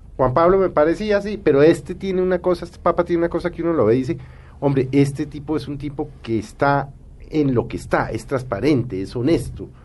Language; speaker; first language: Spanish; native; Spanish